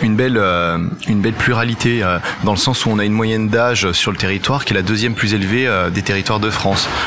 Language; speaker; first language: French; native; French